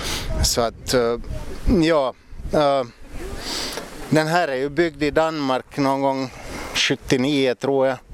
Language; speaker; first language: Swedish; native; Swedish